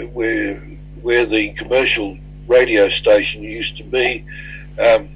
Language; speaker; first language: English; native; English